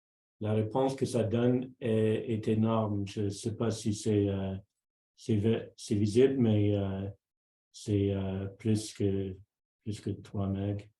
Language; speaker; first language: French; non-native, local second language; English